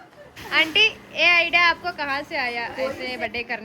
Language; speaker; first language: Hindi; non-native, local second language; Kannada